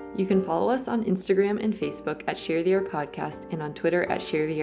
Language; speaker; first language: English; native; English